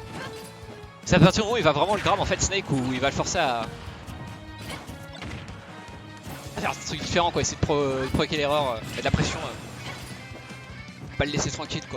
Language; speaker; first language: French; native; French